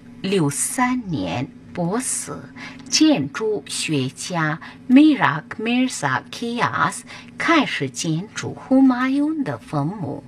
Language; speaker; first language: Chinese; non-native, fluent; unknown